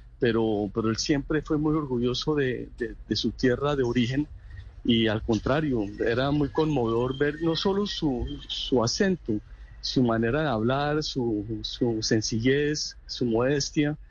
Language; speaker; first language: Spanish; native; Spanish